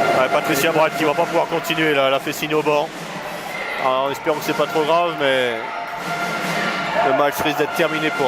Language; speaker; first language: French; native; French